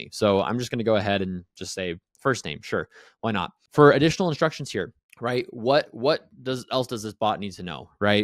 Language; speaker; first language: English; native; English